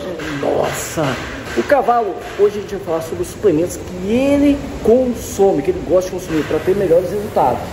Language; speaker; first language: Portuguese; native; Portuguese